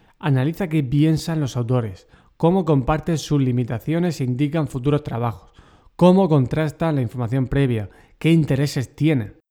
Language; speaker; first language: Spanish; native; Spanish